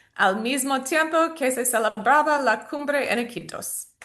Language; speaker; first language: Spanish; non-native, learner; English